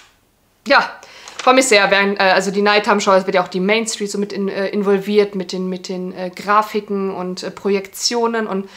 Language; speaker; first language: German; native; German